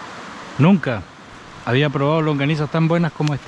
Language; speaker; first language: Spanish; native; Spanish